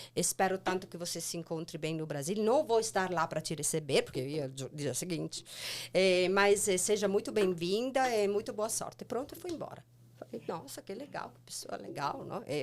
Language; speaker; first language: Portuguese; non-native, fluent; Italian